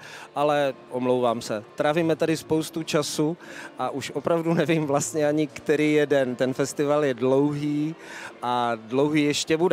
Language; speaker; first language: Czech; native; Czech